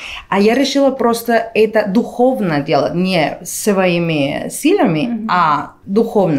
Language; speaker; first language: Russian; non-native, fluent; Spanish